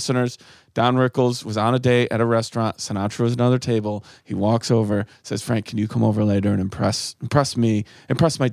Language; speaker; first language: English; native; English